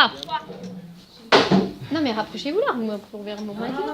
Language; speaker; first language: French; native; French